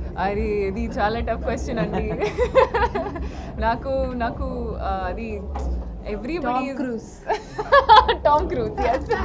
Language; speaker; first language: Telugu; non-native, learner; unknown